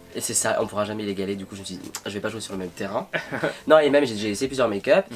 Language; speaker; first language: French; native; French